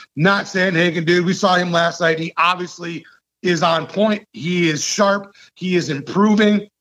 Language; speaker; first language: English; native; English